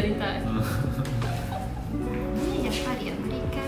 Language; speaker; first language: Japanese; non-native, learner; English